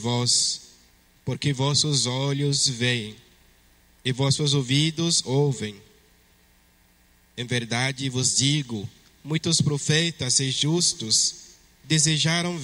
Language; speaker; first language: Portuguese; non-native, fluent; French